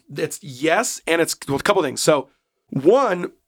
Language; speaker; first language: English; native; English